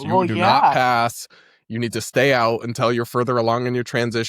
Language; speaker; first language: English; native; English